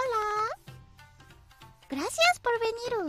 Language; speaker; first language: Spanish; non-native, learner; Japanese